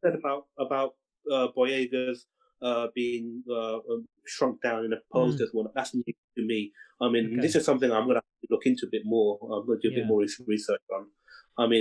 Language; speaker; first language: English; non-native, local second language; Cantonese